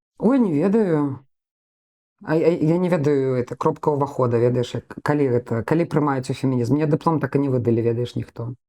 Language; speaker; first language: Belarusian; non-native, local second language; Russian